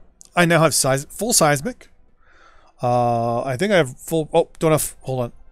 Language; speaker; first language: English; native; English